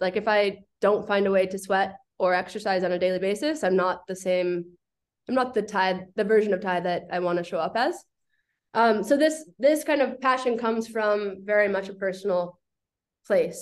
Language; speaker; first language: English; native; English